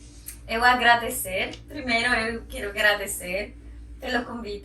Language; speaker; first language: Portuguese; non-native, fluent; Spanish